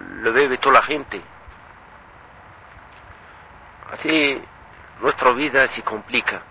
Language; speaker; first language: Spanish; non-native, learner; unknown